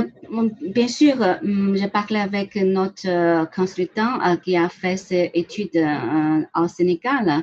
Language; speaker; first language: French; non-native, learner; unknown